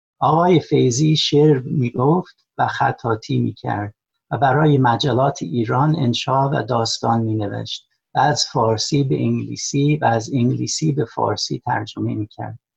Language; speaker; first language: Persian; non-native, fluent; English